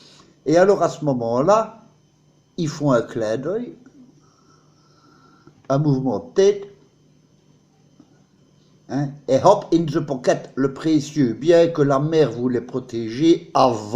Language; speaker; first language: French; native; French